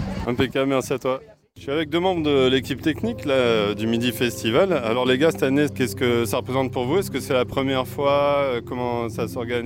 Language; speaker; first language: French; native; French